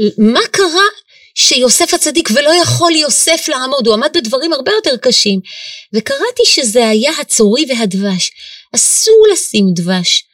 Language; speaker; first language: Hebrew; native; Hebrew